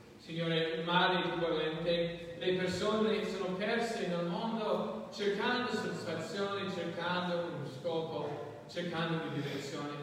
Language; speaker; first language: Italian; non-native, fluent; English